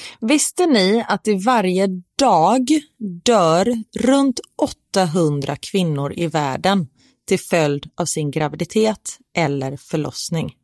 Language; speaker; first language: Swedish; native; Swedish